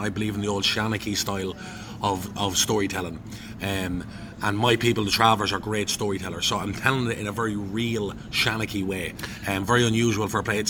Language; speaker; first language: English; native; English